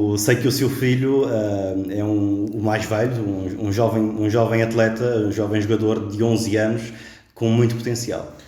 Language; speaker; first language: Portuguese; native; Portuguese